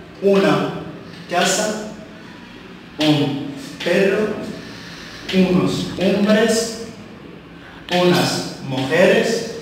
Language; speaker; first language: Spanish; non-native, fluent; Arabic